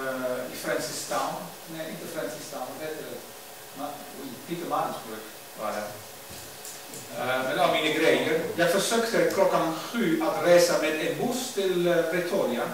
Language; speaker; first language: Swedish; non-native, learner; Dutch